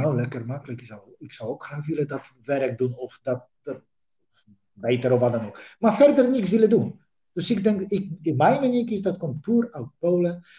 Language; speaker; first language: Dutch; non-native, fluent; Polish